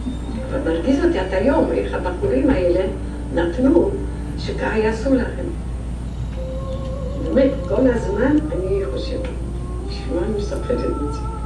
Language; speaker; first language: Hebrew; non-native, fluent; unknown